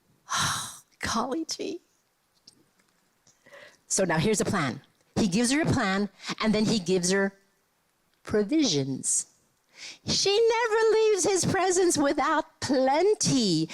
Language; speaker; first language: English; native; English